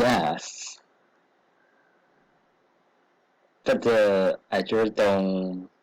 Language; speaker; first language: English; non-native, learner; Chinese